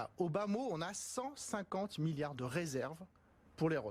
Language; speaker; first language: French; native; French